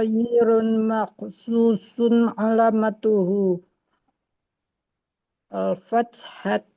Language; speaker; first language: Arabic; non-native, learner; Indonesian